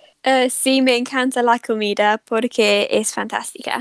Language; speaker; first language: Spanish; non-native, learner; English